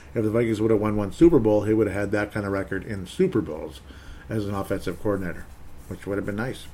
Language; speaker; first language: English; native; English